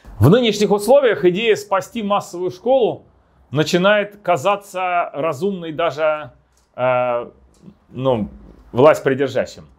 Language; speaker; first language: Russian; native; Russian